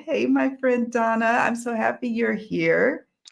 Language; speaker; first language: English; native; English